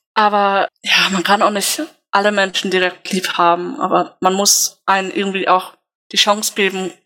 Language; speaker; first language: German; native; German